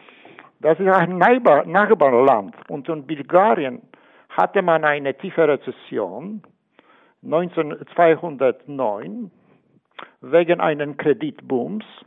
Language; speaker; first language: German; non-native, fluent; Polish